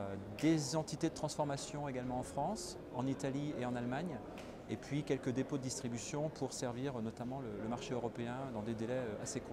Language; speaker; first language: French; native; French